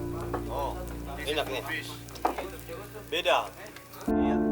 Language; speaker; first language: Indonesian; native; Indonesian